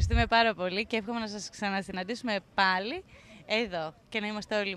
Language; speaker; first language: Greek; native; Greek